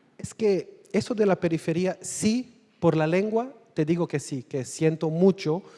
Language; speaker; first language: Spanish; non-native, fluent; Portuguese